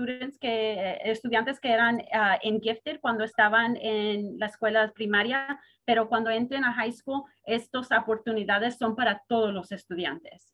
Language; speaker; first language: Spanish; early bilingual, heritage; Spanish